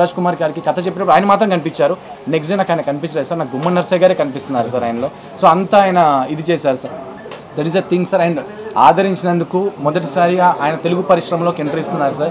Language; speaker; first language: Telugu; native; Telugu